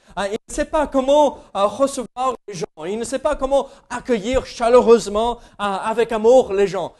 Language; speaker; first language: French; non-native, fluent; English